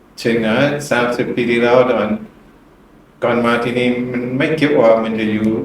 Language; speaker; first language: Thai; non-native, learner; English